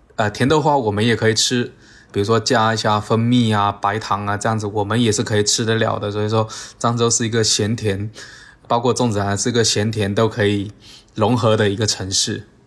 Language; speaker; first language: Chinese; native; Chinese